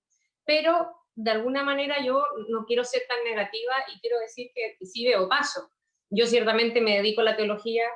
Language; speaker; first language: Spanish; native; Spanish